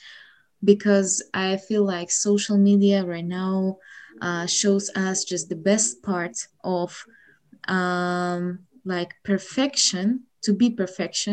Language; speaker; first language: English; non-native, fluent; Ukrainian